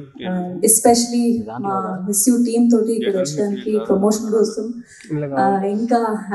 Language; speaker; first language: Telugu; non-native, local second language; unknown